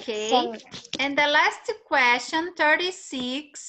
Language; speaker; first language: English; non-native, fluent; Portuguese